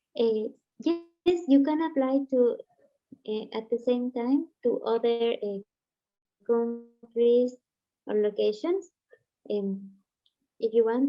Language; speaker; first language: English; non-native, learner; Spanish